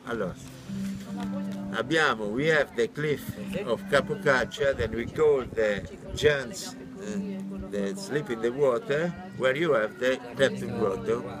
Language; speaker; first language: English; non-native, learner; Italian